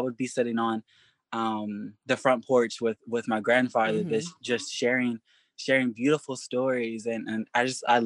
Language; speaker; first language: English; native; English